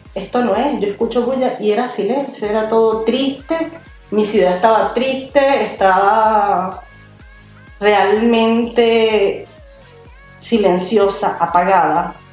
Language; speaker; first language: Spanish; native; Spanish